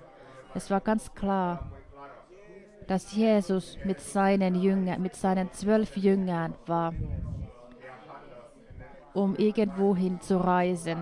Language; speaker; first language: German; non-native, fluent; Finnish